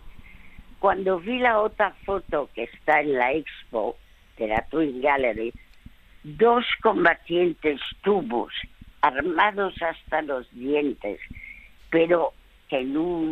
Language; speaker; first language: Spanish; early bilingual, other home language; French